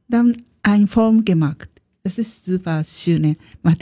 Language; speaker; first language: German; non-native, learner; Japanese